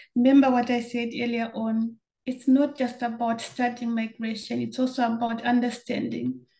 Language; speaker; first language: English; non-native, local second language; Shona